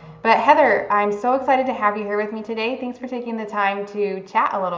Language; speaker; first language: English; native; English